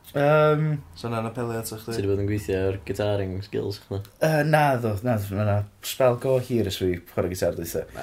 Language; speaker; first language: Welsh; native; Welsh